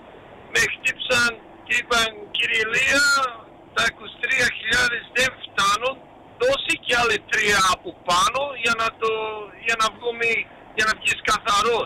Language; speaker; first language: Greek; early bilingual, heritage; Greek